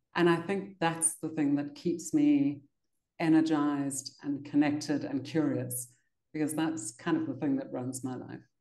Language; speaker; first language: English; native; English